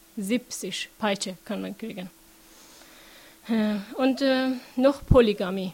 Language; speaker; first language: German; non-native, learner; Persian